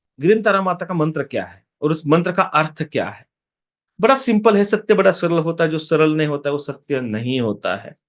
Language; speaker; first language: Hindi; non-native, local second language; Marathi